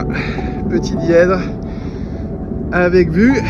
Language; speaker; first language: French; native; French